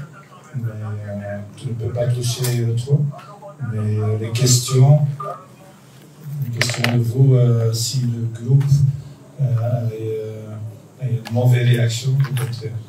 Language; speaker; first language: French; non-native, local second language; Dutch